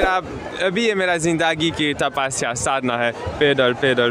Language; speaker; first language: Hindi; non-native, learner; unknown